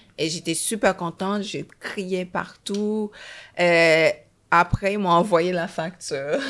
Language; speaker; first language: French; early bilingual, other home language; Haitian Creole